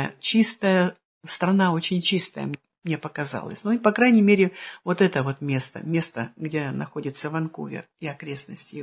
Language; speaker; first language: Russian; native; Russian